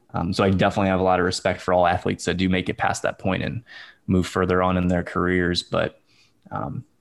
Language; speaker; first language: English; native; English